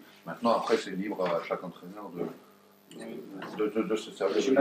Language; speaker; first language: French; native; French